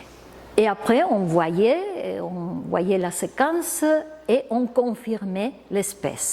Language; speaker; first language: French; non-native, fluent; Spanish